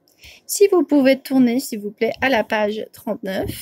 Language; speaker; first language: French; non-native, fluent; English